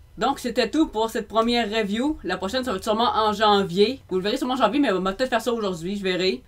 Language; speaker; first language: French; native; French